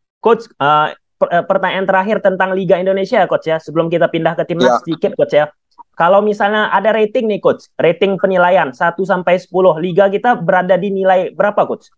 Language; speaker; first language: Indonesian; native; Indonesian